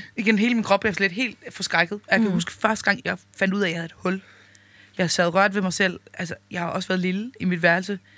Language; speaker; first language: Danish; non-native, local second language; Faroese